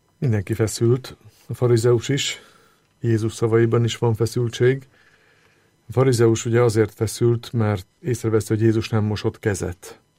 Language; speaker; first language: Hungarian; native; Hungarian